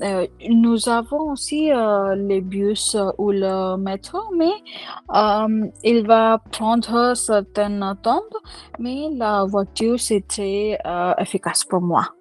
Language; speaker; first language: French; non-native, learner; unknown